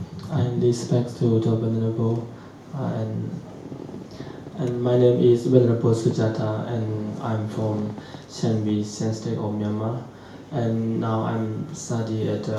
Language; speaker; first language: English; non-native, learner; Shan